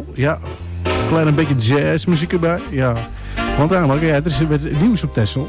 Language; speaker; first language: Dutch; native; Dutch